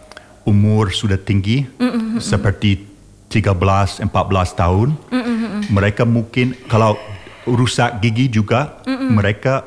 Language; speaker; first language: Indonesian; non-native, learner; English